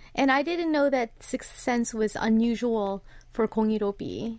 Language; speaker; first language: English; early bilingual, other home language; Korean